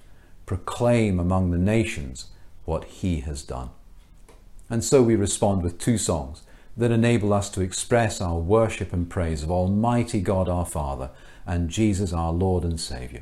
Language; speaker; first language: English; native; English